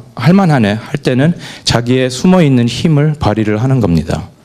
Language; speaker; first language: Korean; non-native, fluent; English